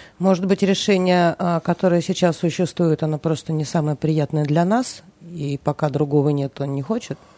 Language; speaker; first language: Russian; native; Russian